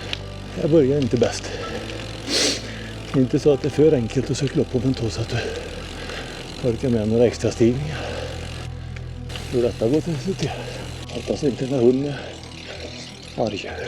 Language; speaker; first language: Swedish; native; Swedish